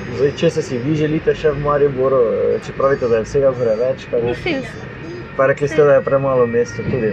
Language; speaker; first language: Slovenian; native; Slovenian